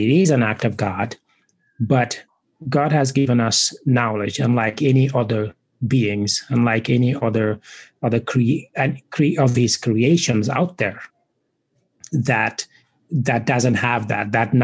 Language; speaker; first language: English; non-native, fluent; Wolof